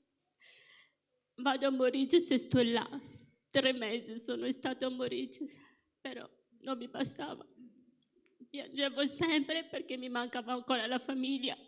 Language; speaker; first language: Italian; non-native, fluent; Morisyen